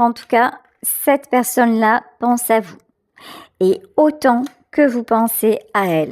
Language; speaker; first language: French; native; French